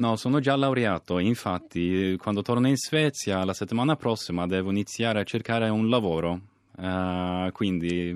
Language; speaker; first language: Italian; non-native, fluent; Swedish